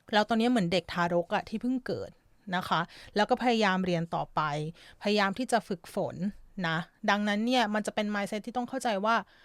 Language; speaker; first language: Thai; native; Thai